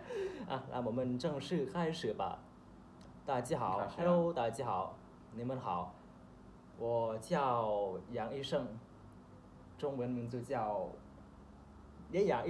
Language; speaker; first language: Chinese; non-native, learner; Thai